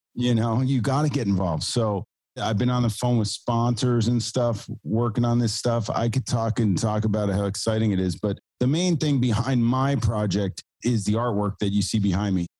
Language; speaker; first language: English; native; English